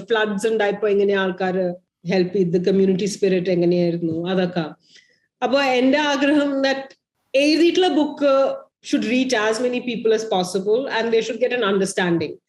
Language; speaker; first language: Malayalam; early bilingual, heritage; Malayalam